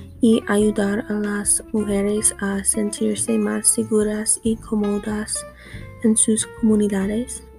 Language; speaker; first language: Spanish; non-native, learner; English